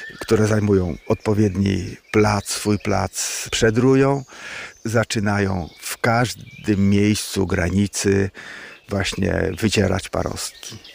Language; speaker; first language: Polish; native; Polish